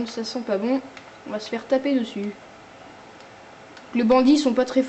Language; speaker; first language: French; native; French